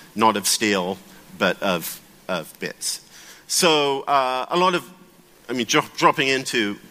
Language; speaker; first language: English; native; English